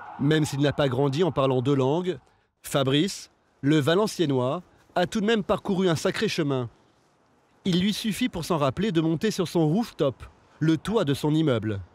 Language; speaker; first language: French; native; French